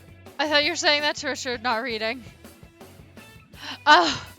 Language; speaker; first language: English; native; English